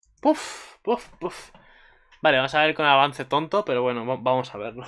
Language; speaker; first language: Spanish; native; Spanish